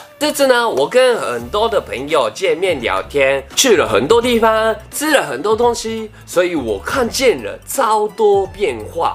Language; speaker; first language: Chinese; non-native, fluent; Japanese